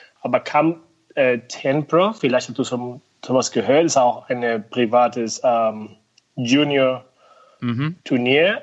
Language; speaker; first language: German; non-native, fluent; Spanish